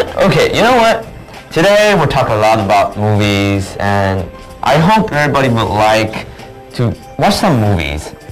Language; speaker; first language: English; non-native, fluent; Chinese